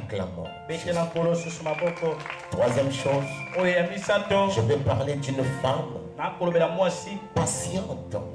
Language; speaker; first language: French; non-native, local second language; Lingala